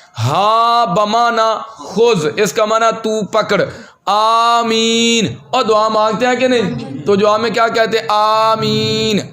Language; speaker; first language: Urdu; non-native, local second language; Punjabi